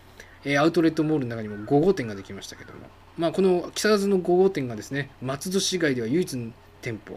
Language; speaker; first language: Japanese; native; Japanese